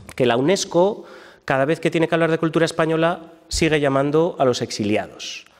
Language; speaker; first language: Spanish; native; Spanish